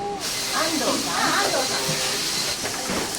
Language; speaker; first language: Japanese; native; Japanese